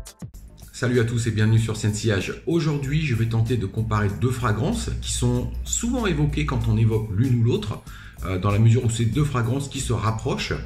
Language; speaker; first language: French; native; French